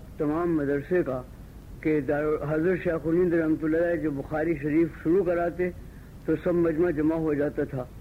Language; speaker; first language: Urdu; native; Urdu